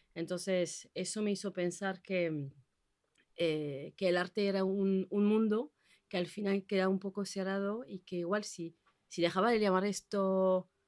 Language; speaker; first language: Spanish; non-native, fluent; Basque